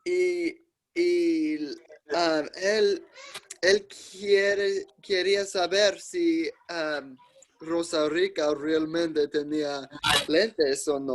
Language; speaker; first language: Spanish; non-native, learner; English